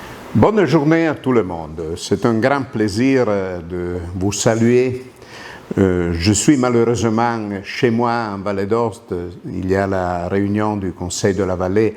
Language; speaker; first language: French; non-native, local second language; Italian